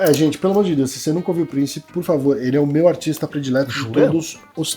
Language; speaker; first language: Portuguese; native; Portuguese